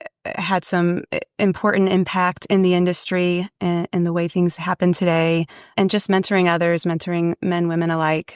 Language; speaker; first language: English; native; English